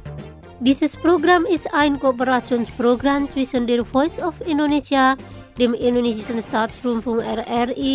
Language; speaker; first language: German; non-native, fluent; Indonesian